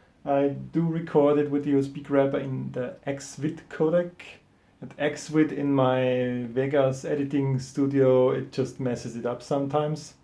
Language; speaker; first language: English; non-native, fluent; German